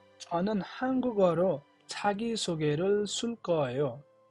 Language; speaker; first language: Korean; non-native, fluent; Nepali